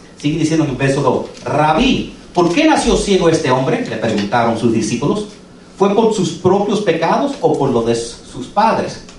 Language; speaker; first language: Spanish; early bilingual, heritage; English